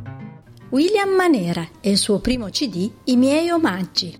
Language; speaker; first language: Italian; native; Italian